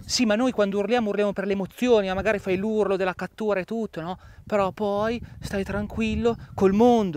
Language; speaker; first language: Italian; native; Italian